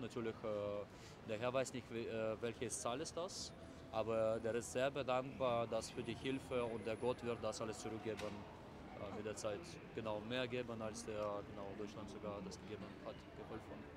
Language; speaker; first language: German; non-native, learner; Russian